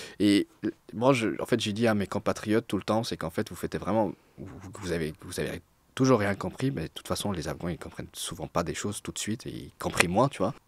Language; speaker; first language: French; non-native, fluent; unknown